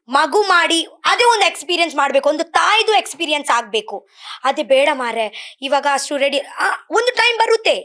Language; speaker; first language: Kannada; non-native, local second language; Tulu